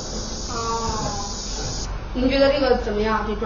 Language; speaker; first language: Chinese; native; Chinese